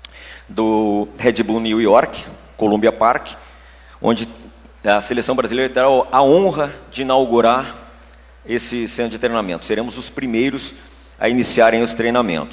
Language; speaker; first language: Portuguese; native; Portuguese